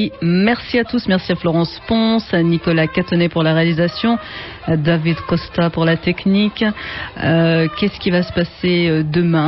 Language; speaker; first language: French; native; French